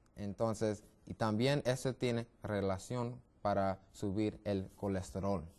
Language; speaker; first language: Spanish; non-native, learner; English